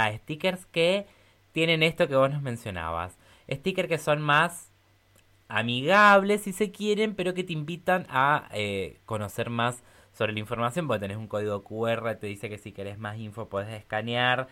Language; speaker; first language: Spanish; native; Spanish